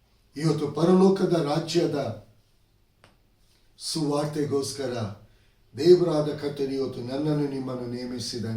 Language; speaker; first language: Kannada; native; Kannada